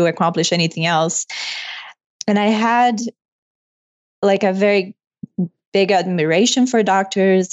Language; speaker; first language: English; non-native, fluent; Portuguese